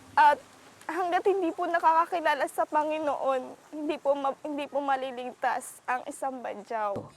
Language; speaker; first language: Filipino; non-native, local second language; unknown